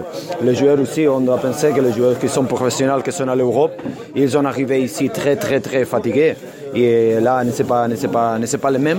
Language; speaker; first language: French; non-native, learner; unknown